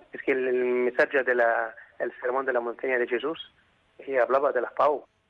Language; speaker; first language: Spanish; non-native, fluent; Arabic